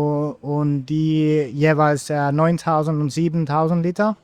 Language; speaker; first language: German; non-native, fluent; Finnish